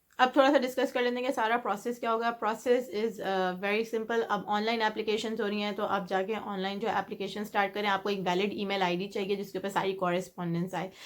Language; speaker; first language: Urdu; native; Urdu